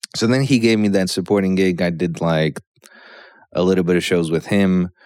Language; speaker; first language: English; early bilingual, other home language; Polish